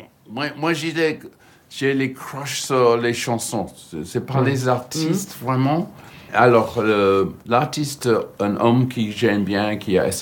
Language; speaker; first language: French; non-native, fluent; English